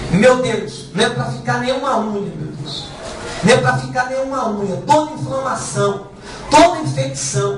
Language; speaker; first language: Portuguese; native; Portuguese